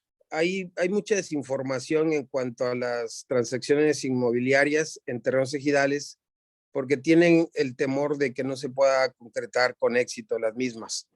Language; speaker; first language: Spanish; native; Spanish